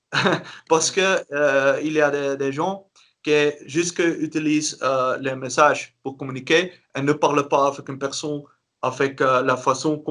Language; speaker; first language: French; non-native, learner; Dutch